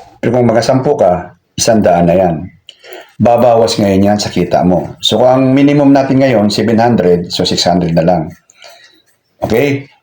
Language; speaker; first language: Filipino; non-native, local second language; Cebuano